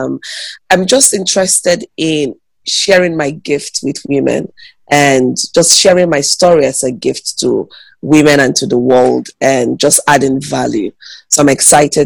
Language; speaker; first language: English; non-native, local second language; Igbo